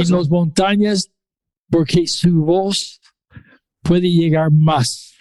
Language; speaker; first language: Spanish; non-native, fluent; English